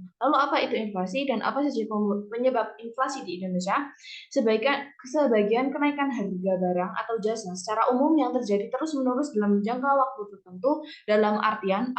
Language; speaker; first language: Indonesian; native; Indonesian